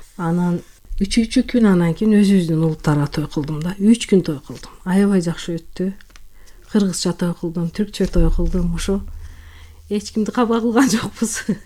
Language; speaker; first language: Kyrgyz; non-native, local second language; Turkish